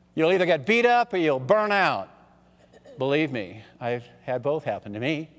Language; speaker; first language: English; early bilingual, other home language; German